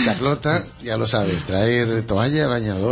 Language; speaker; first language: Spanish; native; Spanish